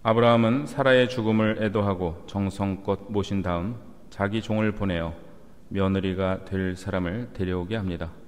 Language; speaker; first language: Korean; native; Korean